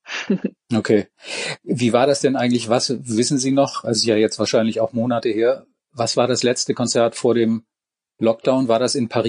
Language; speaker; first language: German; native; German